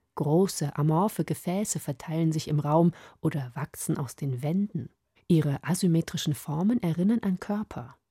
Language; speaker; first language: German; native; German